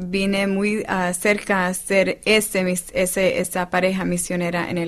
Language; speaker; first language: Spanish; non-native, fluent; English